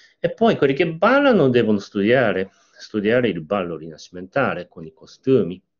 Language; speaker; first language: Italian; non-native, fluent; Japanese